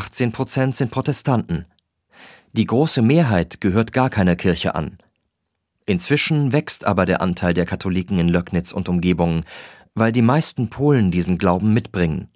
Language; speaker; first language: German; native; German